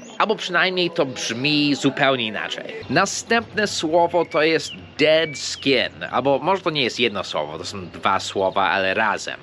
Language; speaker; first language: Polish; early bilingual, heritage; Polish